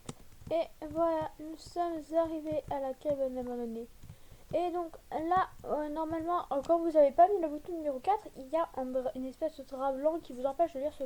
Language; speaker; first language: French; native; French